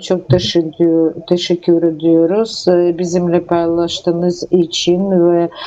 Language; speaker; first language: Turkish; non-native, learner; Russian